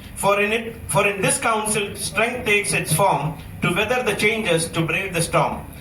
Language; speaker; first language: English; non-native, local second language; Malayalam